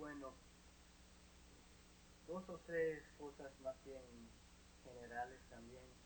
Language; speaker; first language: Spanish; non-native, fluent; English